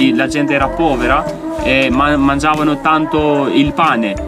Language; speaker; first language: Italian; non-native, fluent; Albanian